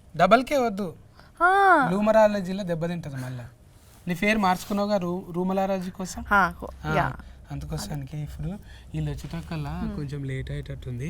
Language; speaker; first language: Telugu; native; Telugu